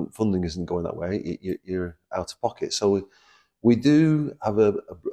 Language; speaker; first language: English; native; English